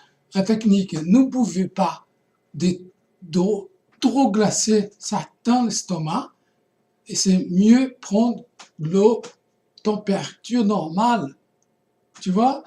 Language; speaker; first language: French; non-native, fluent; Portuguese